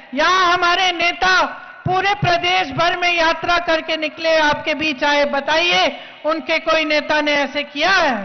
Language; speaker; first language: Hindi; native; Hindi